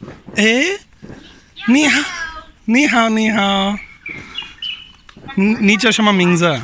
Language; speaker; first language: Chinese; non-native, learner; Punjabi